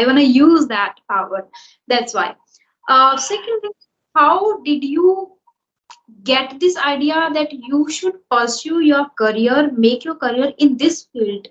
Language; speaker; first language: English; non-native, local second language; Hindi